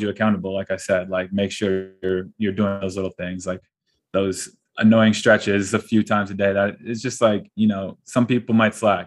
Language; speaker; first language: English; native; English